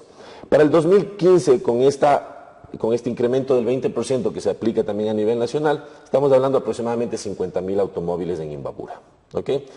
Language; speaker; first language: Spanish; native; Spanish